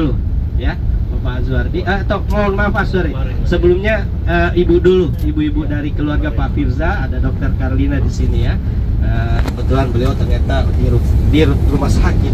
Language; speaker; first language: Indonesian; native; Indonesian